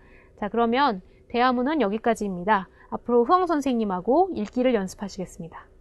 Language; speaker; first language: Korean; native; Korean